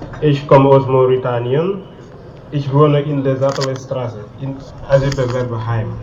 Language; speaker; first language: German; non-native, learner; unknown